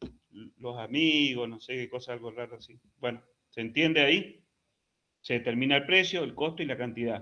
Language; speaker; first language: Spanish; native; Spanish